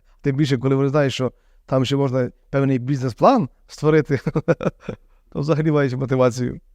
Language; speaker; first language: Ukrainian; native; Ukrainian